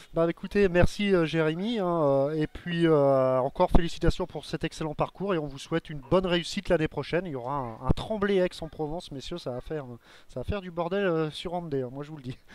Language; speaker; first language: French; native; French